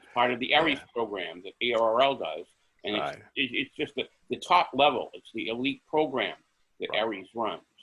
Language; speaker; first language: English; native; English